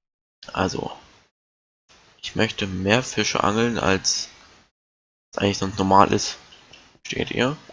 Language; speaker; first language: German; native; German